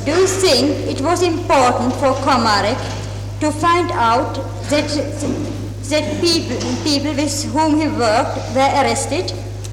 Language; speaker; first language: English; non-native, fluent; Czech